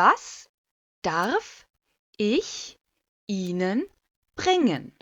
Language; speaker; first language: German; non-native, fluent; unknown